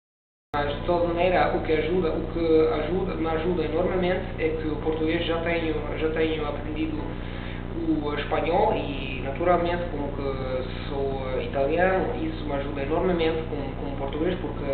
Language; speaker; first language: Portuguese; non-native, learner; Italian